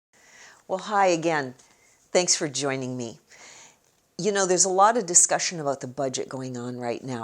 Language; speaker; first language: English; native; English